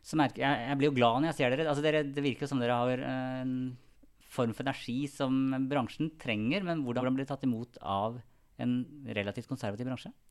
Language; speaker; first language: Norwegian; native; Norwegian